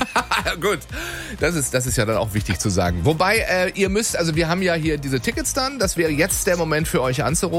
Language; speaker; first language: German; native; German